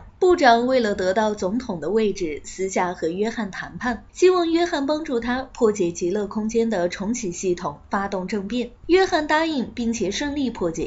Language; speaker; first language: Chinese; native; Chinese